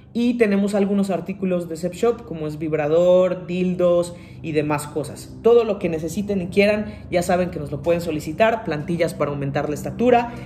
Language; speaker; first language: Spanish; native; Spanish